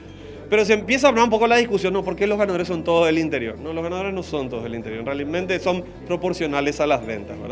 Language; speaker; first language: Spanish; native; Spanish